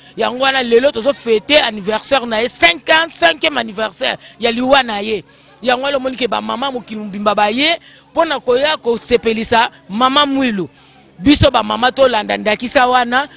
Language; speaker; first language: Lingala; non-native, local second language; Kongo